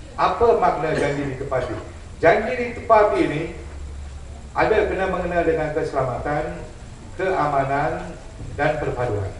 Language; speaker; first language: Malay; non-native, local second language; Tamil